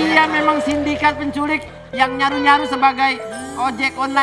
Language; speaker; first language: Indonesian; native; Indonesian